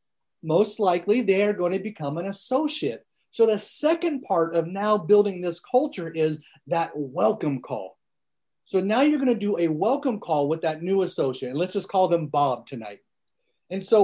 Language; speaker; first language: English; early bilingual, other home language; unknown